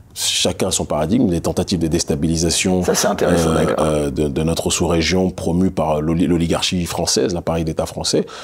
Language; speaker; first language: French; native; French